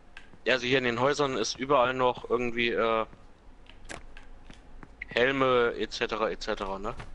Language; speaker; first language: German; native; German